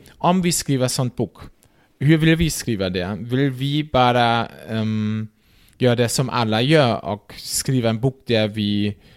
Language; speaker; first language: Swedish; non-native, fluent; German